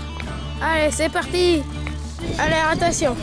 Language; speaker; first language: French; native; French